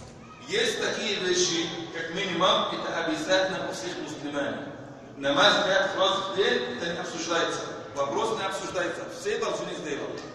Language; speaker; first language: Russian; non-native, fluent; Arabic